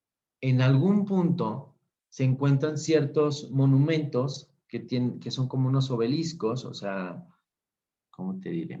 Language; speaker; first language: Spanish; native; Spanish